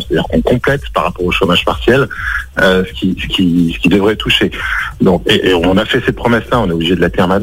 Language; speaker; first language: French; native; French